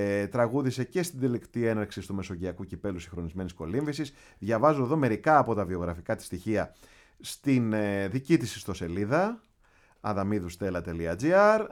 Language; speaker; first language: Greek; native; Greek